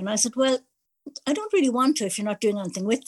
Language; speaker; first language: English; native; English